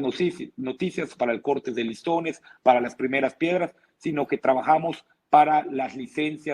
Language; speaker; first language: Spanish; native; Spanish